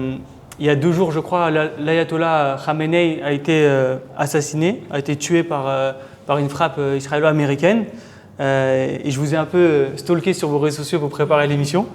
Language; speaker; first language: French; native; French